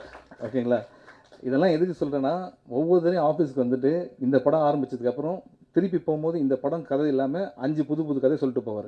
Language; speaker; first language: Tamil; native; Tamil